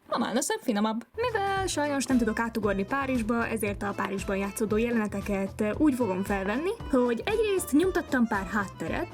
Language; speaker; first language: Hungarian; native; Hungarian